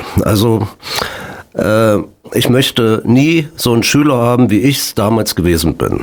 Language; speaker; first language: German; native; German